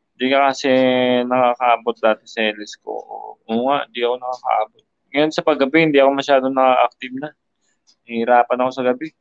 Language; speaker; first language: Filipino; native; Filipino